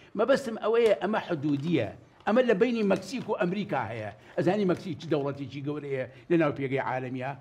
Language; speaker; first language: Central Kurdish; native; Central Kurdish